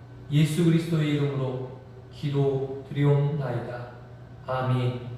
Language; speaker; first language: Korean; native; Korean